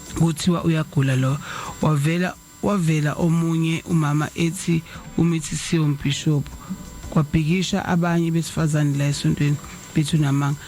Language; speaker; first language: Zulu; native; Zulu